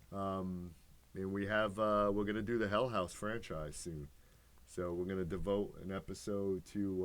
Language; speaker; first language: English; native; English